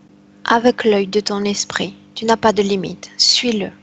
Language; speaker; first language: French; native; French